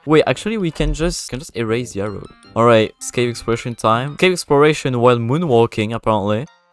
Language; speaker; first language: English; non-native, fluent; French